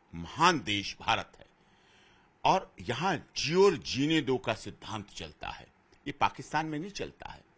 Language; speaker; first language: Hindi; native; Hindi